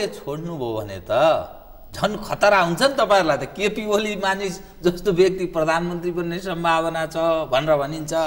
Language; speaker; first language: Nepali; native; Nepali